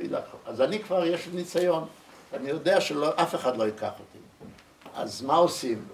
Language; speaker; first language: Hebrew; early bilingual, other home language; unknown